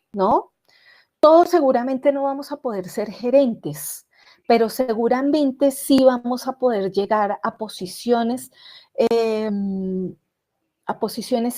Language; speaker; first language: Spanish; native; Spanish